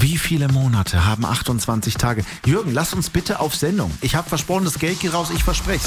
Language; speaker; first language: German; native; German